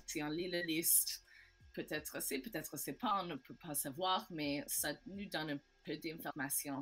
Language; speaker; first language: French; non-native, local second language; English